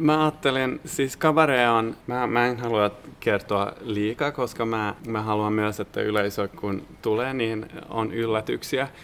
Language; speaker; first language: Finnish; non-native, fluent; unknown